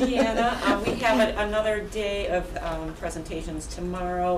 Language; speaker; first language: English; native; English